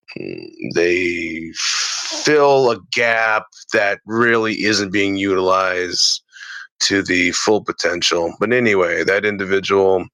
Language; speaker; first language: English; early bilingual, other home language; Italian